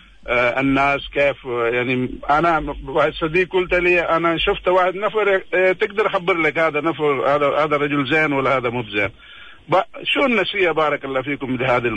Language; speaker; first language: Arabic; non-native, learner; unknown